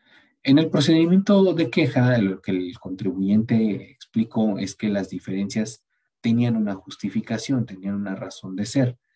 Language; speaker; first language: Spanish; native; Spanish